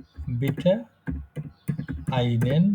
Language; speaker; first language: German; non-native, fluent; Bangla